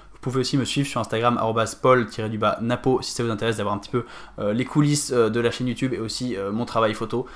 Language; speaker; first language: French; native; French